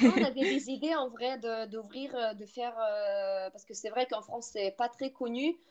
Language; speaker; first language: French; non-native, fluent; Russian